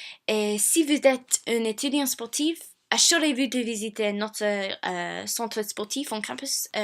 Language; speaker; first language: French; non-native, fluent; English